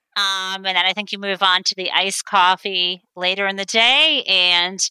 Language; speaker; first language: English; native; English